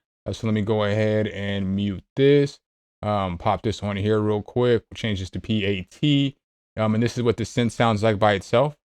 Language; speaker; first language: English; native; English